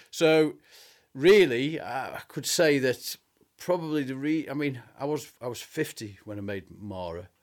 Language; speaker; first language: English; native; English